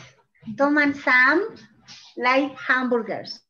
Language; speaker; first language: English; non-native, fluent; Spanish